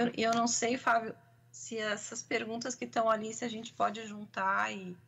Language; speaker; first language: Portuguese; native; Portuguese